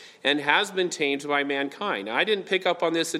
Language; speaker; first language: English; native; English